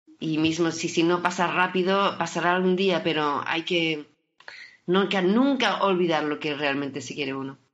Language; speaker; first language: Spanish; early bilingual, heritage; French